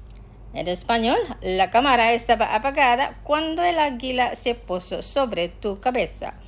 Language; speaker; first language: Spanish; non-native, fluent; Indonesian